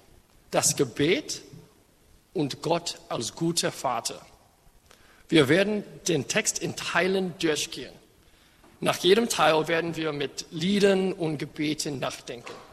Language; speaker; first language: German; non-native, fluent; English